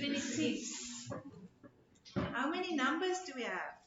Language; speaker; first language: English; non-native, local second language; Afrikaans